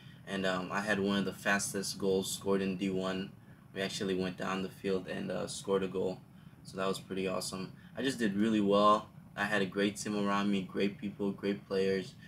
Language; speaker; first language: English; early bilingual, other home language; Haitian Creole